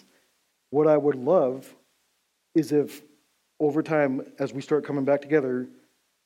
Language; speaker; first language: English; native; English